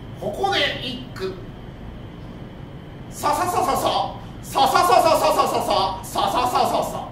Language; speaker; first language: Japanese; native; Japanese